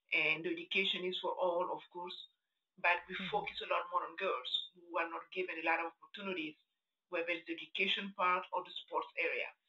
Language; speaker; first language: English; non-native, fluent; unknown